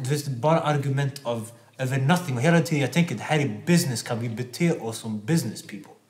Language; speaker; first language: Swedish; non-native, local second language; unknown